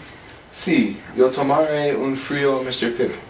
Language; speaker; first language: Spanish; non-native, learner; English